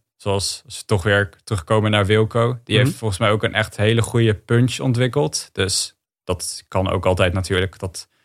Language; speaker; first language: Dutch; native; Dutch